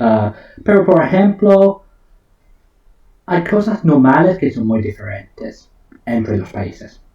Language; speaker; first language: Spanish; non-native, fluent; English